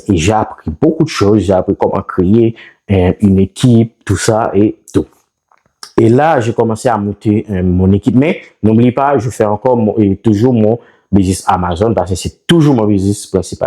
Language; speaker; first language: French; non-native, local second language; Haitian Creole